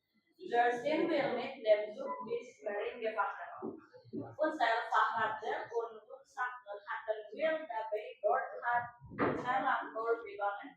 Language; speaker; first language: German; non-native, learner; Indonesian